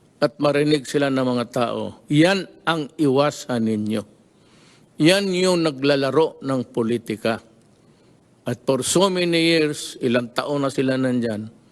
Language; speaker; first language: Filipino; non-native, local second language; Cebuano